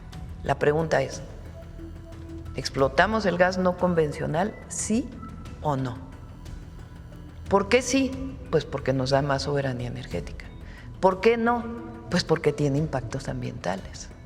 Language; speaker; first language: Spanish; native; Spanish